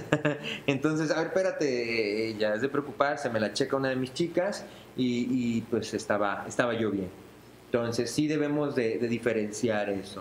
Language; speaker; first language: Spanish; native; Spanish